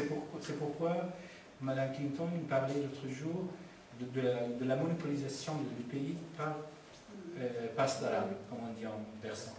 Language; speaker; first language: French; non-native, fluent; Persian